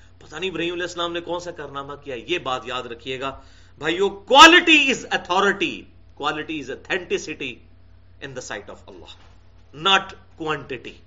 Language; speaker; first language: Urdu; non-native, local second language; Punjabi